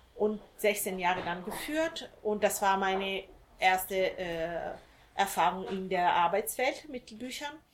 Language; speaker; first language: German; non-native, fluent; Italian